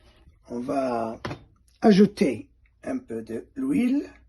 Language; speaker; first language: French; non-native, fluent; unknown